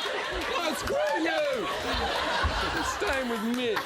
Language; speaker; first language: English; native; English